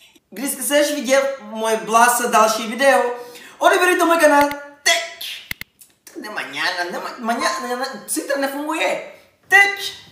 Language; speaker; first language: Czech; non-native, learner; Spanish